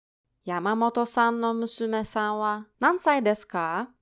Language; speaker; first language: Japanese; non-native, fluent; Lithuanian